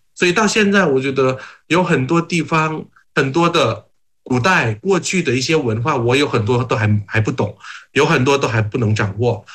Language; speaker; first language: Chinese; non-native, fluent; Thai